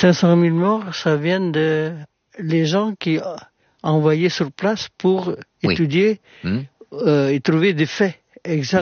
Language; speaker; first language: French; non-native, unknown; Indonesian